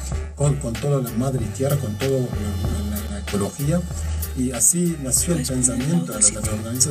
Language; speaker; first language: Spanish; non-native, learner; Kurdish